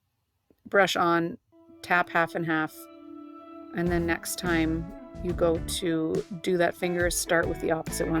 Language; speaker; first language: English; native; English